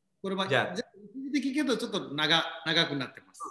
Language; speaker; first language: Japanese; non-native, learner; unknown